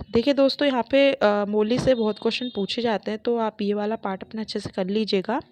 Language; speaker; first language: Hindi; native; Hindi